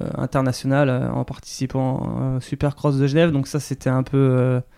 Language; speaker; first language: French; native; French